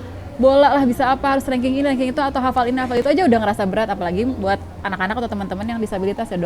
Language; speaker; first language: Indonesian; native; Indonesian